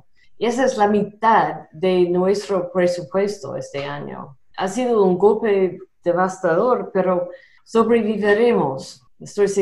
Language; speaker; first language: Spanish; non-native, fluent; English